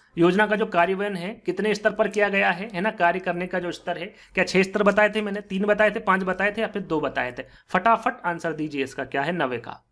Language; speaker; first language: Hindi; native; Hindi